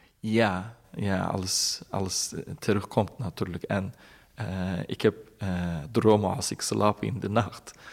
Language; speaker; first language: Dutch; non-native, learner; Turkish